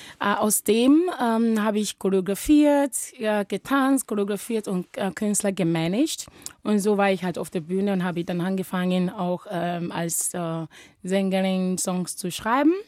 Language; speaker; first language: German; non-native, fluent; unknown